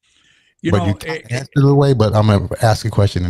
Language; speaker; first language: English; native; English